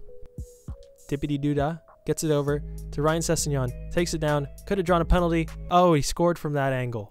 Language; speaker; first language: English; native; English